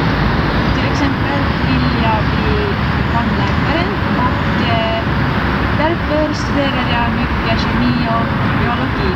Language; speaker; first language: Swedish; non-native, learner; Estonian